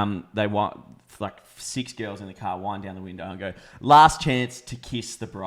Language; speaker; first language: English; native; English